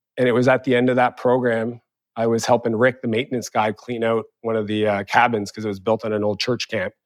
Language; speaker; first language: English; native; English